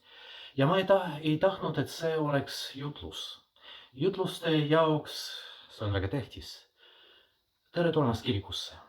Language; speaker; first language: Estonian; non-native, fluent; Russian